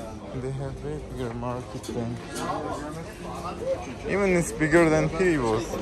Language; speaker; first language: English; non-native, local second language; Bangla